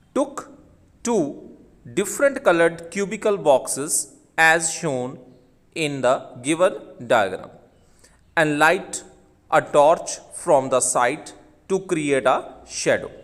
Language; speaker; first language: English; non-native, local second language; Punjabi